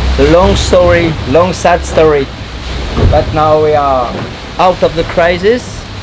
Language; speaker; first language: English; non-native, learner; French